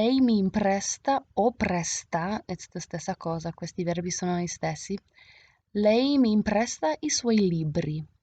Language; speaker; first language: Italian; non-native, fluent; English